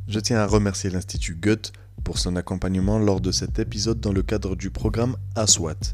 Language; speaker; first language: French; non-native, local second language; Arabic